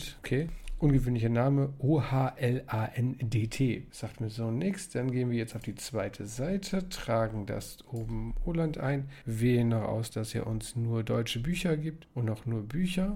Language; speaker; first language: German; native; German